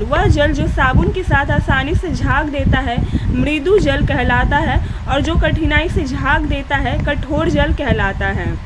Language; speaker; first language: Hindi; native; Hindi